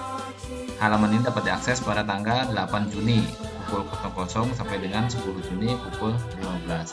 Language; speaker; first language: Indonesian; native; Indonesian